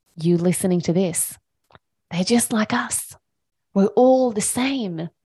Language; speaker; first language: English; non-native, fluent; Swedish